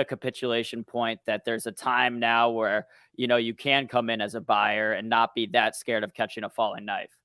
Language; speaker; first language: English; native; English